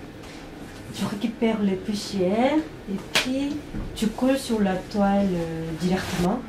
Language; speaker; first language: French; non-native, fluent; Korean